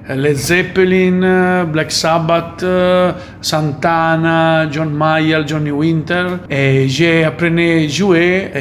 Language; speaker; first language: French; non-native, learner; Italian